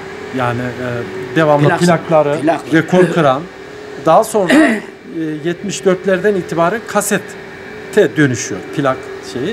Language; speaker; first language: Turkish; native; Turkish